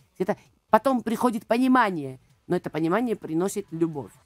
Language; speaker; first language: Russian; non-native, fluent; Georgian